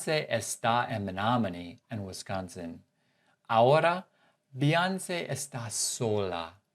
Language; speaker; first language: Spanish; non-native, fluent; English